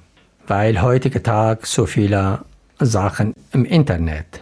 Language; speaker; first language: German; non-native, learner; Arabic